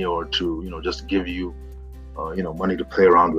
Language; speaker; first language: English; non-native, local second language; Shona